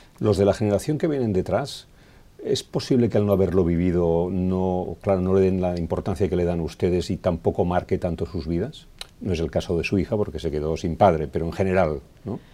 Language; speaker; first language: Spanish; non-native, local second language; Catalan